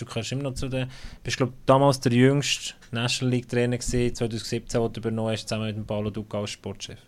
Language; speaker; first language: German; native; German